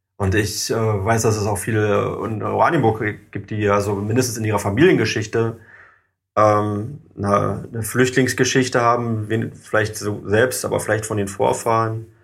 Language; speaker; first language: German; native; German